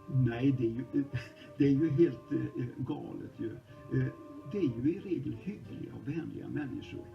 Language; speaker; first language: Swedish; native; Swedish